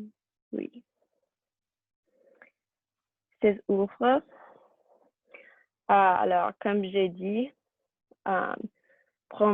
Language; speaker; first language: French; non-native, learner; English